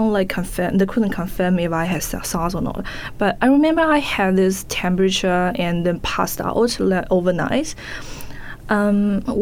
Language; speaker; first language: English; non-native, fluent; Chinese